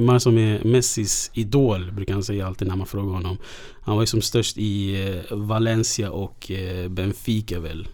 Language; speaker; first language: Swedish; native; Swedish